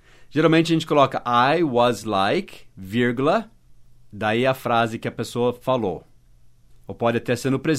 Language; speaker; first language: Portuguese; non-native, fluent; English